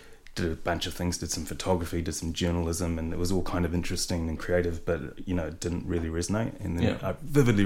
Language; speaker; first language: English; native; English